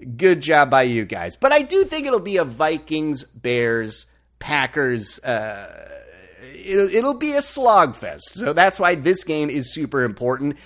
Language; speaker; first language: English; native; English